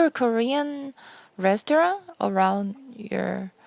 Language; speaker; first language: English; non-native, learner; Korean